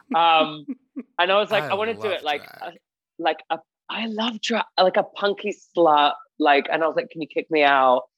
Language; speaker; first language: English; native; English